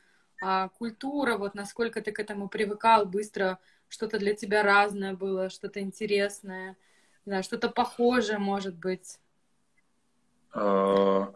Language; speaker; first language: Russian; native; Russian